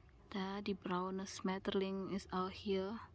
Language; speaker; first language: German; non-native, learner; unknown